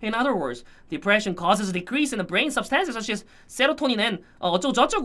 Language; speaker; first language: English; non-native, fluent; Korean